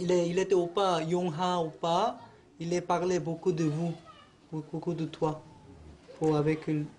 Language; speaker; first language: French; non-native, learner; Korean